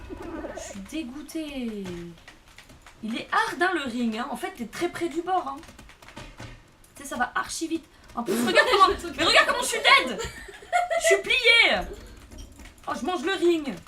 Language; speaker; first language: French; native; French